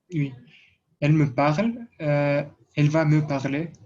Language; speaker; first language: French; non-native, learner; Russian